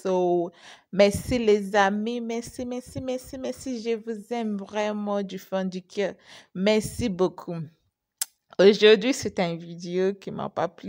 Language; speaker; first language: French; non-native, fluent; English